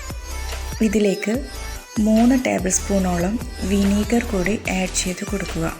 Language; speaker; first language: Malayalam; native; Malayalam